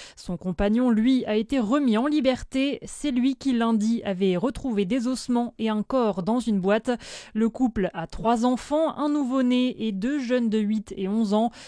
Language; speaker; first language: French; native; French